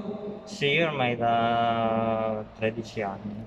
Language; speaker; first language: Italian; native; Italian